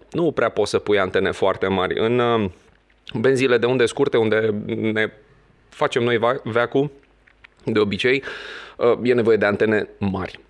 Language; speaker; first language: Romanian; non-native, local second language; Hungarian